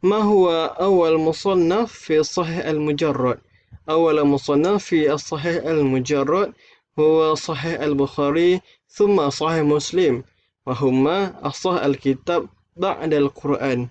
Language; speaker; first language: Arabic; non-native, learner; Malay